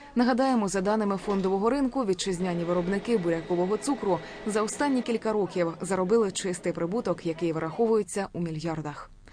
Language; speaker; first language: Ukrainian; native; Ukrainian